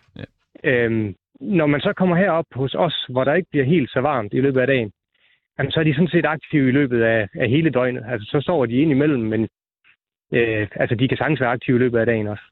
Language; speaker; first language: Danish; native; Danish